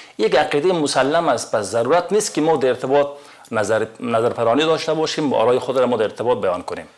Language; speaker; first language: Persian; native; Persian